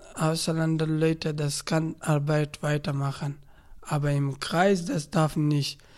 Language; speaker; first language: German; non-native, learner; Persian